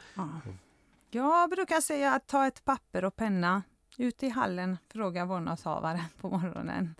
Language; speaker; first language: Swedish; non-native, fluent; Persian